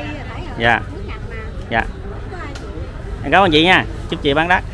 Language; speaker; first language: Vietnamese; native; Vietnamese